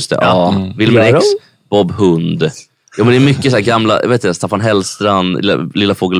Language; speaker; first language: Swedish; native; Swedish